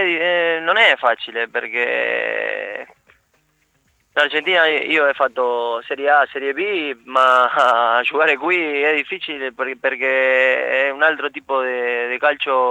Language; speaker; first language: Italian; non-native, learner; Spanish